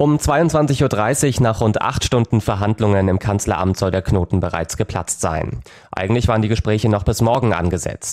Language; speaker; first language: German; native; German